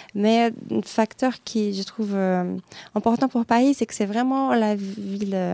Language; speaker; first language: French; non-native, fluent; Portuguese